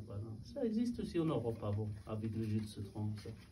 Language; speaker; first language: French; non-native, learner; Spanish